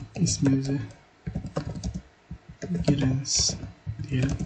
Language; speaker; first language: Turkish; native; Turkish